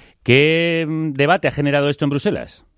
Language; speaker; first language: Spanish; native; Spanish